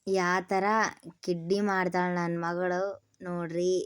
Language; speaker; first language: Kannada; native; Kannada